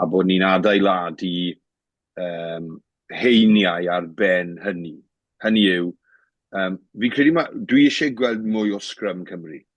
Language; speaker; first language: Welsh; native; Welsh